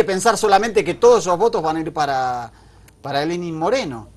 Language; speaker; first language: Spanish; native; Spanish